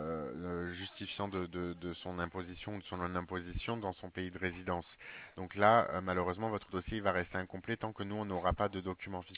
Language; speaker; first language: French; native; French